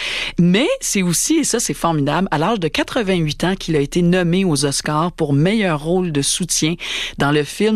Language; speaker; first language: French; native; French